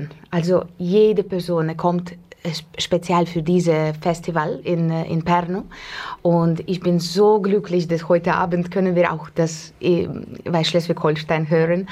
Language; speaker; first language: German; non-native, learner; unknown